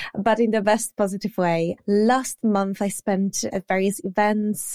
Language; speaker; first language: English; non-native, fluent; Polish